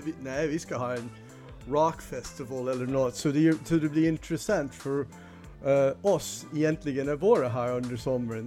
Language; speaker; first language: Swedish; non-native, fluent; English